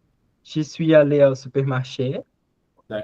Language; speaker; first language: French; non-native, learner; Portuguese